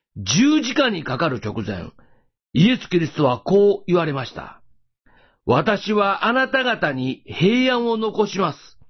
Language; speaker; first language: Japanese; native; Japanese